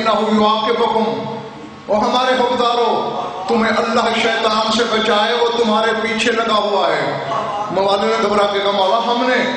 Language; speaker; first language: Urdu; non-native, local second language; Saraiki